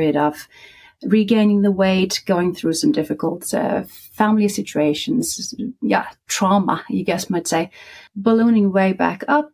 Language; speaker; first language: English; non-native, fluent; Icelandic